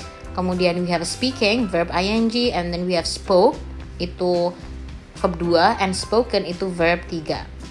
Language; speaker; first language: English; non-native, fluent; Indonesian